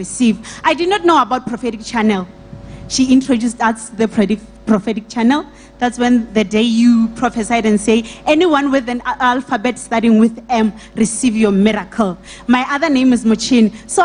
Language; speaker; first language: English; non-native, local second language; Northern Sotho